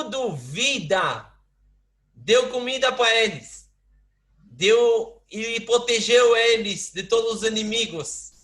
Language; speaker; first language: Portuguese; non-native, fluent; Hebrew